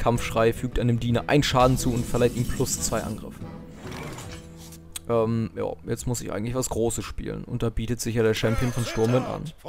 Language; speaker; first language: German; native; German